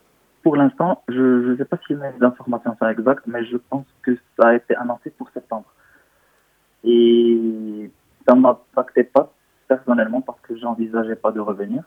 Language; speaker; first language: French; non-native, local second language; Arabic